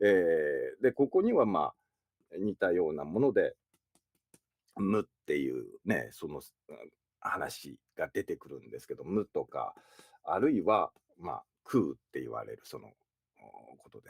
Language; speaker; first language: Japanese; native; Japanese